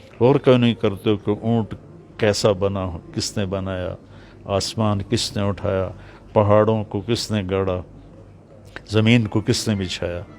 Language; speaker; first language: Urdu; non-native, local second language; Punjabi